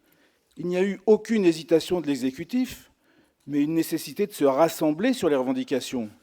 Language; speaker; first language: French; native; French